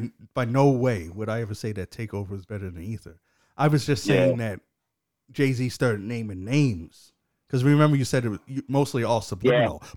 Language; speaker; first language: English; native; English